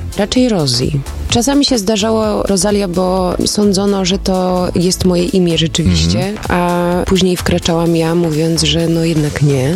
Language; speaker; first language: Polish; early bilingual, heritage; Polish